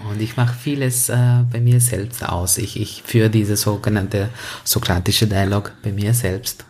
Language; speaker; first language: German; non-native, fluent; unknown